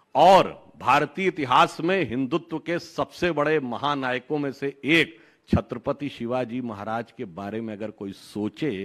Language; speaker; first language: Hindi; native; Hindi